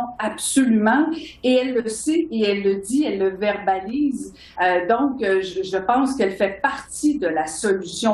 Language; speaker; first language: French; native; French